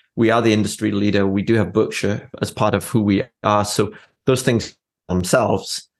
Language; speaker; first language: English; native; English